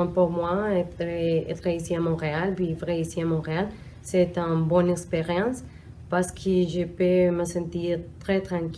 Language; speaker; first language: French; non-native, learner; Spanish